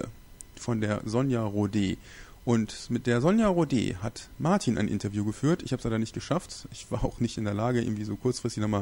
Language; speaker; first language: German; native; German